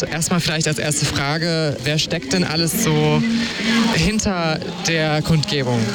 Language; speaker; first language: German; native; German